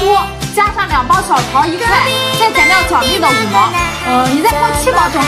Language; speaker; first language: Chinese; native; Chinese